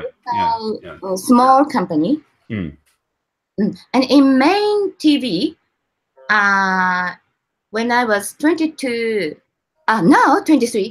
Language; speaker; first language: English; non-native, learner; Japanese